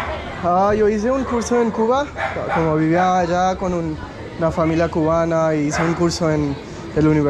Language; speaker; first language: Spanish; non-native, learner; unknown